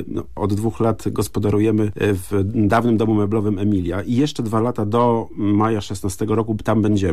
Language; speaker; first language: Polish; native; Polish